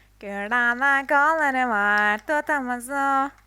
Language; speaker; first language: Turkish; native; Turkish